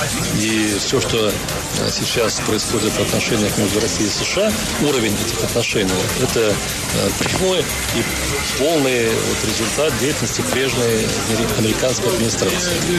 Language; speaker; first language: Russian; native; Russian